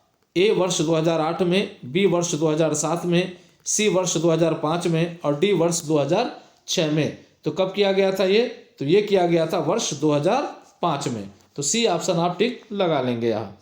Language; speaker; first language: Hindi; native; Hindi